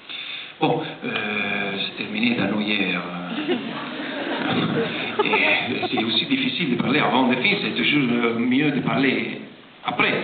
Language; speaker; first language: French; non-native, fluent; Italian